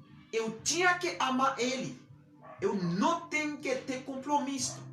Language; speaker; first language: Portuguese; non-native, learner; Haitian Creole